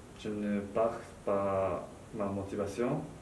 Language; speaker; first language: French; non-native, learner; Japanese